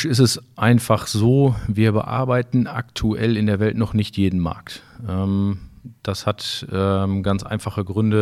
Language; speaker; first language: German; native; German